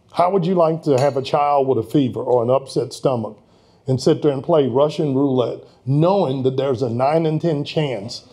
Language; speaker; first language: English; native; English